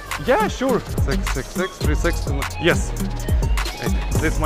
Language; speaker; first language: English; non-native, learner; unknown